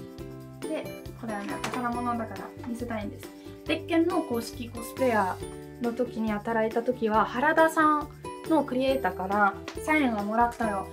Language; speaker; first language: Japanese; non-native, fluent; Italian